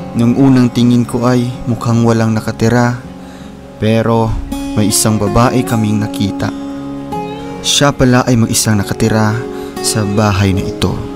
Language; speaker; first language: Filipino; non-native, local second language; Cebuano